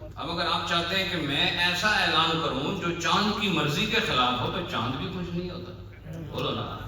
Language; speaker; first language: Urdu; non-native, local second language; Punjabi